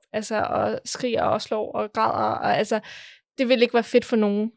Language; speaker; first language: Danish; early bilingual, other home language; Spanish